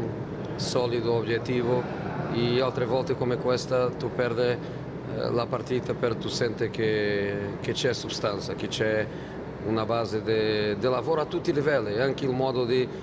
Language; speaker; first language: Italian; non-native, fluent; Portuguese